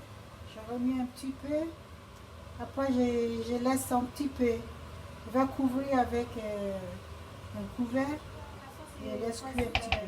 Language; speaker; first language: French; non-native, learner; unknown